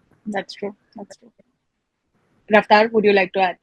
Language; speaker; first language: English; non-native, local second language; Hindi